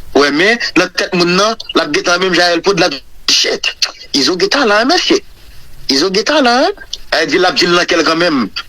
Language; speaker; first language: Haitian Creole; native; Haitian Creole